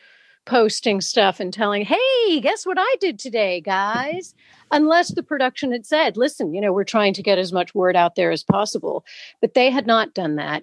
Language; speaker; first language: English; native; English